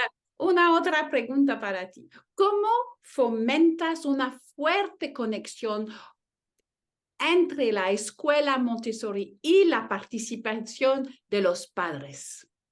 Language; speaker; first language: Spanish; non-native, learner; French